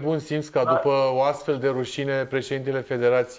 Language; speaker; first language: Romanian; native; Romanian